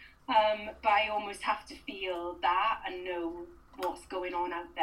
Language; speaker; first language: English; native; English